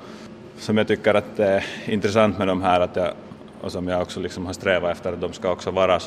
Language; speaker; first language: Swedish; native; Swedish